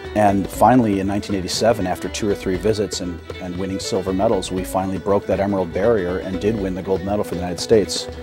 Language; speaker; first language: English; native; English